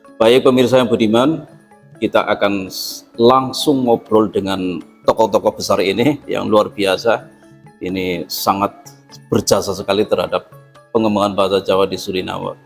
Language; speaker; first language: Indonesian; native; Indonesian